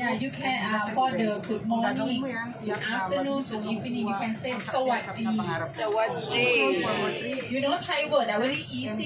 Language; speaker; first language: English; non-native, learner; Thai